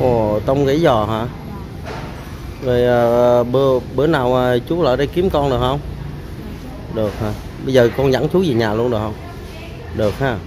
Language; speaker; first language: Vietnamese; native; Vietnamese